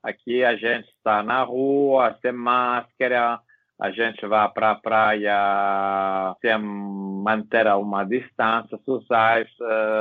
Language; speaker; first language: Portuguese; non-native, learner; Italian